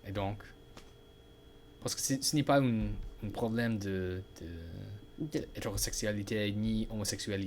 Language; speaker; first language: French; non-native, learner; English